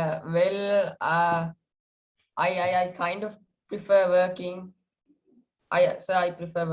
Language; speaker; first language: English; non-native, learner; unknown